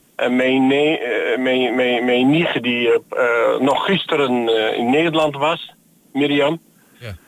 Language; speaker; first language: Dutch; non-native, fluent; Turkish